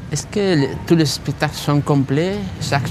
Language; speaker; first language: French; non-native, fluent; Spanish